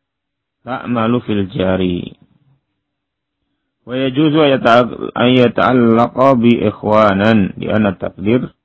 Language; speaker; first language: Arabic; non-native, fluent; Indonesian